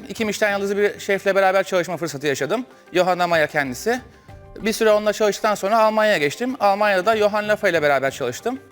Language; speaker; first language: Turkish; native; Turkish